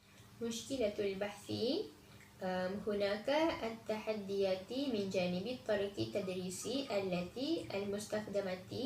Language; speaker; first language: Arabic; non-native, learner; Malay